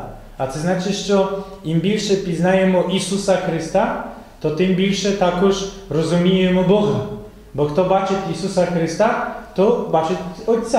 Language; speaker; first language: Ukrainian; non-native, fluent; Polish